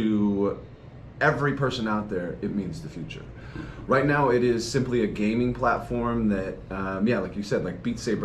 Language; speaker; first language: English; native; English